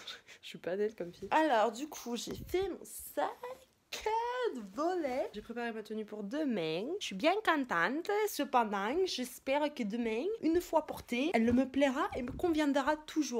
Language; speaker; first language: French; native; French